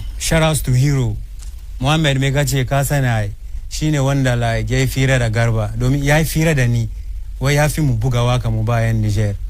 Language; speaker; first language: Hausa; non-native, local second language; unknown